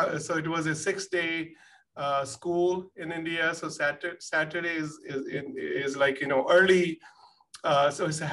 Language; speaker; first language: English; non-native, local second language; Punjabi